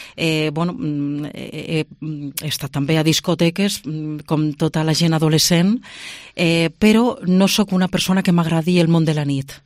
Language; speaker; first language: Catalan; non-native, local second language; Spanish